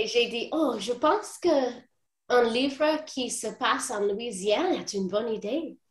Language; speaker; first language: French; non-native, fluent; English